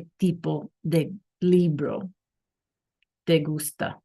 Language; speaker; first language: Spanish; non-native, fluent; English